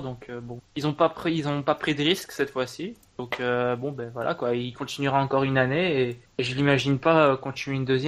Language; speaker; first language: French; native; French